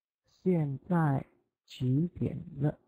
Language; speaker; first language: Chinese; non-native, fluent; Indonesian